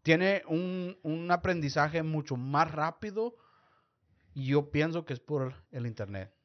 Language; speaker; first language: Spanish; early bilingual, heritage; Spanish